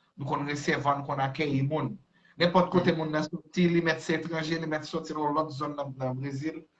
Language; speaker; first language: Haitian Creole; non-native, fluent; Portuguese